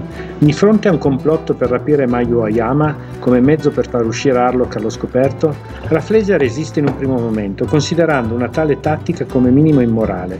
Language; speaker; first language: Italian; native; Italian